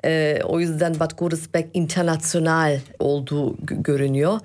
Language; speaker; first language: Turkish; early bilingual, heritage; Turkish